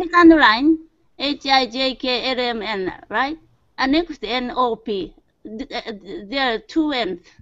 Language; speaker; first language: English; non-native, learner; Japanese